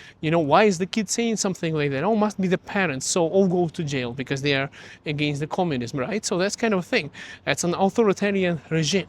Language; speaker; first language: English; early bilingual, other home language; Russian